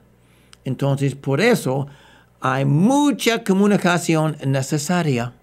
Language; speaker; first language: Spanish; non-native, fluent; English